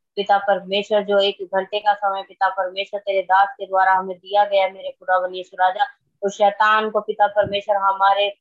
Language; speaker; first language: Hindi; non-native, local second language; Punjabi